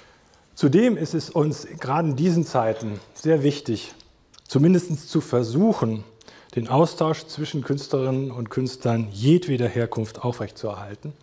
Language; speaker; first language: German; native; German